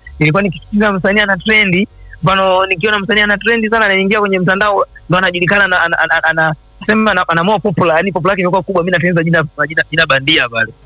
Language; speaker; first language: Swahili; native; Swahili